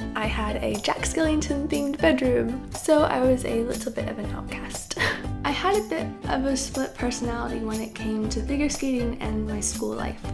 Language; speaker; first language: English; native; English